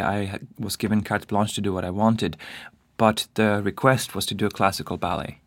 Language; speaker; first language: English; non-native, fluent; Swedish